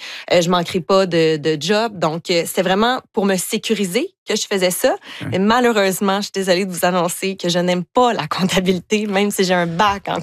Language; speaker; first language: French; native; French